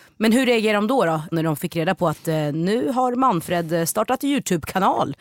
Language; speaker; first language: Swedish; native; Swedish